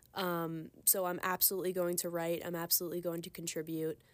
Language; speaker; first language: English; native; English